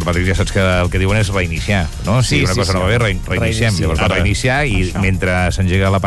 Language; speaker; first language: Catalan; native; Catalan